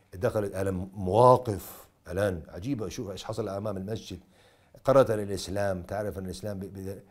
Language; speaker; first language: Arabic; non-native, fluent; English